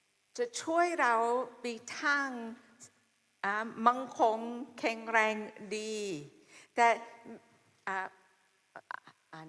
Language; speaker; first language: Thai; non-native, fluent; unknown